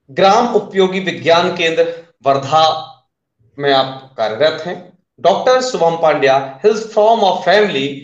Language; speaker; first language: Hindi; non-native, local second language; Marathi